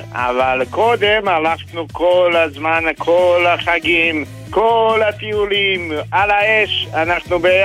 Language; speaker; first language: Hebrew; non-native, fluent; Bosnian